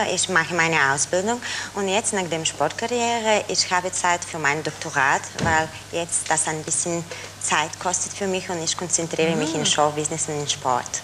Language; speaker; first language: German; non-native, fluent; Bulgarian